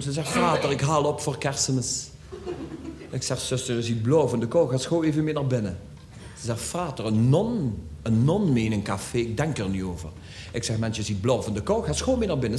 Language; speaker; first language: Dutch; native; Dutch